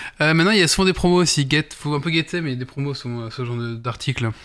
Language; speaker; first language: French; native; French